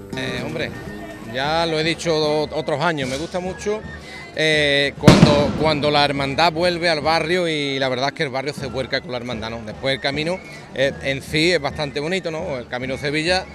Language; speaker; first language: Spanish; native; Spanish